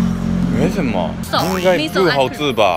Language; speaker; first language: Chinese; non-native, learner; Japanese